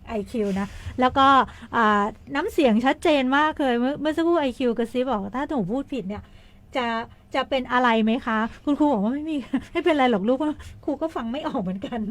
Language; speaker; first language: Thai; native; Thai